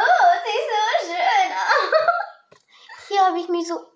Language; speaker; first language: German; early bilingual, other home language; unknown